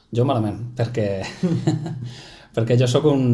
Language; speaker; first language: Catalan; non-native, local second language; Spanish